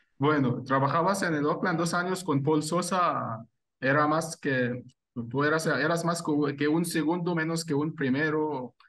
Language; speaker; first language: Spanish; non-native, fluent; Arabic